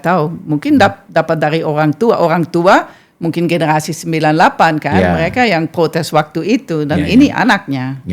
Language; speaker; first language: Indonesian; non-native, fluent; Dutch